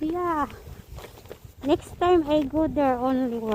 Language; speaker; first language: English; non-native, learner; Filipino